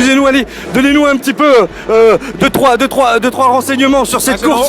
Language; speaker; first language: French; native; French